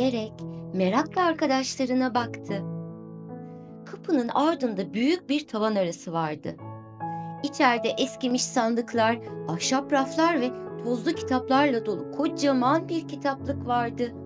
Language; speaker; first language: Turkish; native; Turkish